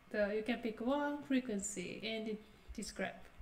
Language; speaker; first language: English; non-native, fluent; Japanese